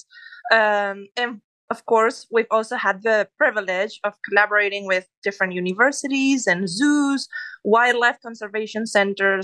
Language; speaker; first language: English; non-native, fluent; Spanish